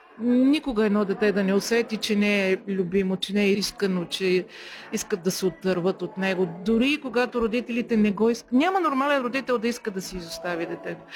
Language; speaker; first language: Bulgarian; native; Bulgarian